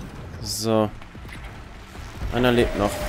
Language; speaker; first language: German; native; German